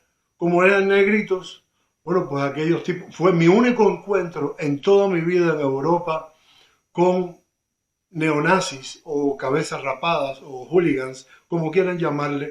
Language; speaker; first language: Spanish; native; Spanish